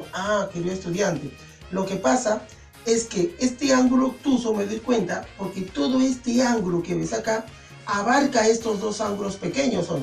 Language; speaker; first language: Spanish; native; Spanish